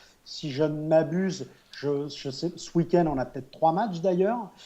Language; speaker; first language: French; native; French